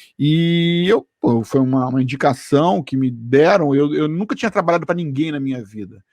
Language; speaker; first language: Portuguese; native; Portuguese